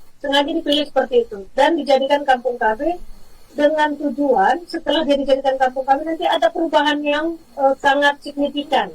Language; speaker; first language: Indonesian; native; Indonesian